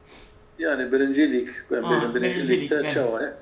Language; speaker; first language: Turkish; non-native, local second language; Kurdish